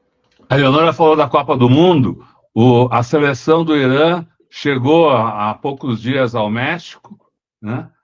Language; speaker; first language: Portuguese; native; Portuguese